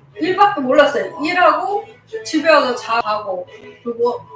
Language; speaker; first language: Korean; native; Korean